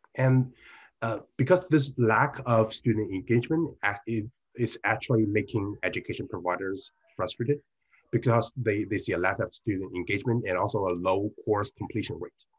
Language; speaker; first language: English; non-native, fluent; Chinese